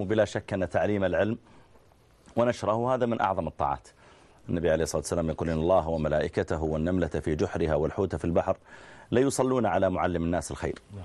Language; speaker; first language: Arabic; native; Arabic